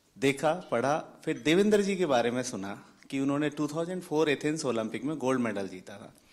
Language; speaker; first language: Hindi; native; Hindi